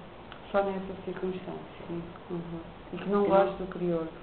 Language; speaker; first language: Portuguese; non-native, local second language; Kabuverdianu